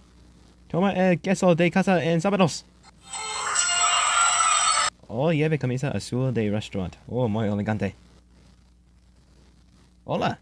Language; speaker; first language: Spanish; non-native, learner; English